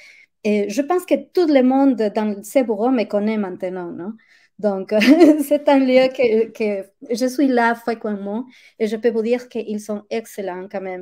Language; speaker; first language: French; non-native, fluent; Spanish